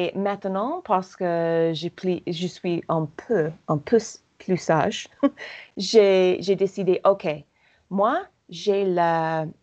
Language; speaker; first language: French; non-native, fluent; English